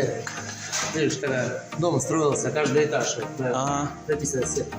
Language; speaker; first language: Russian; native; Russian